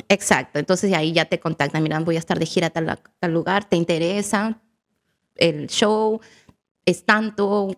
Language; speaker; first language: Spanish; native; Spanish